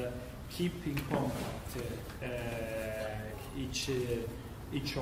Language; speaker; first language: English; non-native, learner; Italian